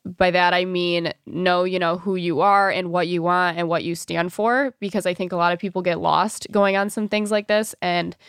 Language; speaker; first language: English; native; English